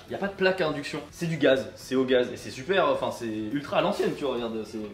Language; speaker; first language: French; native; French